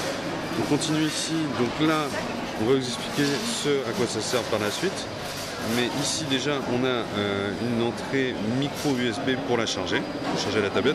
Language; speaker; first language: French; native; French